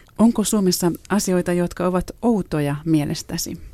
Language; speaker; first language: Finnish; native; Finnish